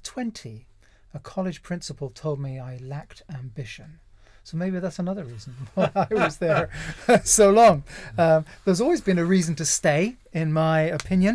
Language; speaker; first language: English; native; English